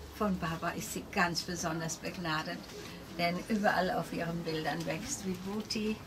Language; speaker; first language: German; native; German